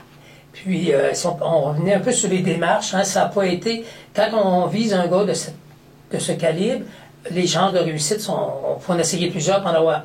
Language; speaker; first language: French; native; French